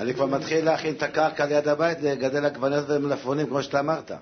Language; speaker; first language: Hebrew; native; Hebrew